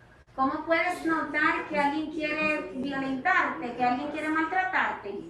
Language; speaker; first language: Spanish; native; Spanish